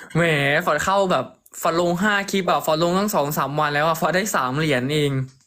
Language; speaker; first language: Thai; native; Thai